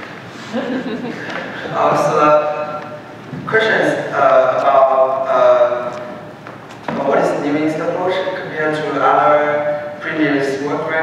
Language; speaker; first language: English; non-native, fluent; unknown